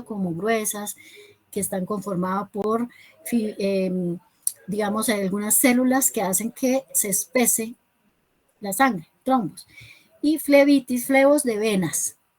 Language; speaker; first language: Spanish; native; Spanish